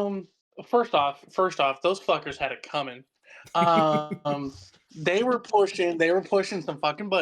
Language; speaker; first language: English; native; English